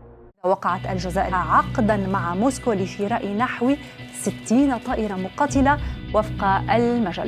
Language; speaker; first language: Arabic; native; Arabic